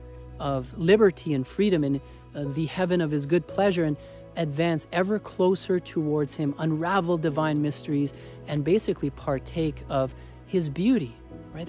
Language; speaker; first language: English; native; English